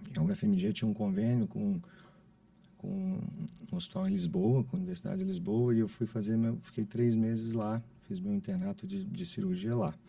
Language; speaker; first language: Portuguese; native; Portuguese